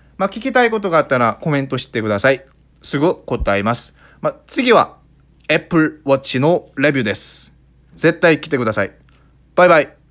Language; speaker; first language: Japanese; non-native, fluent; Korean